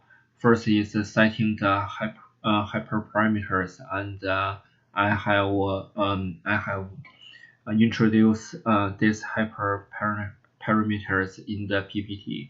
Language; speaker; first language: English; non-native, learner; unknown